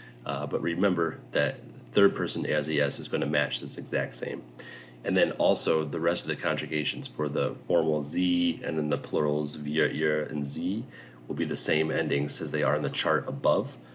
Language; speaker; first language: English; native; English